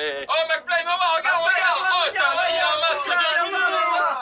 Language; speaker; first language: French; native; French